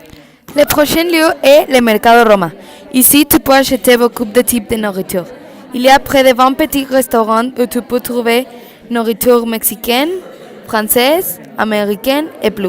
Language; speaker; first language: French; non-native, learner; Spanish